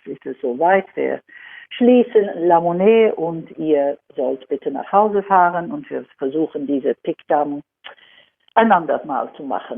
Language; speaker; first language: German; non-native, fluent; Swedish